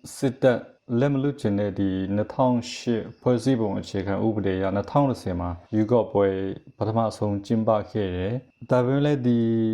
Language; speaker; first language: Burmese; non-native, local second language; Kachin